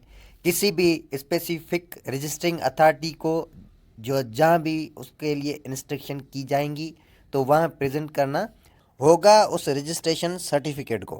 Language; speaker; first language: Urdu; native; Urdu